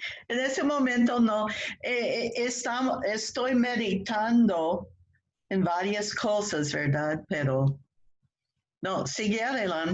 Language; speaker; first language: Spanish; non-native, fluent; English